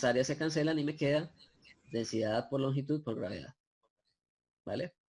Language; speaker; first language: Spanish; native; Spanish